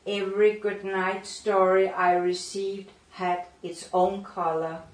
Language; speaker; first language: English; non-native, fluent; Danish